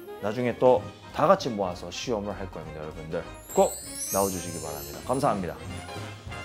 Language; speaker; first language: Korean; non-native, fluent; Japanese